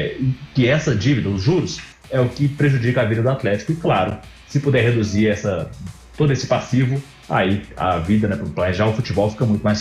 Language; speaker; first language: Portuguese; native; Portuguese